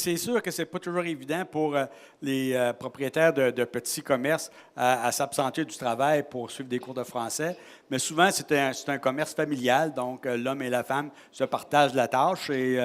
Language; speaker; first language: French; native; French